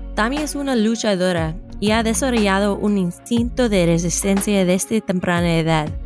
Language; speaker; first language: Spanish; non-native, fluent; English